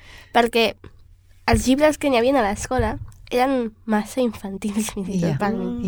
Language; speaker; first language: Catalan; non-native, local second language; Spanish